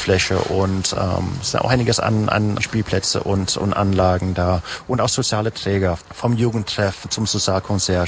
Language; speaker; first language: German; native; German